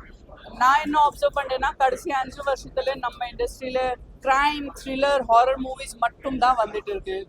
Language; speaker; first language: Tamil; non-native, fluent; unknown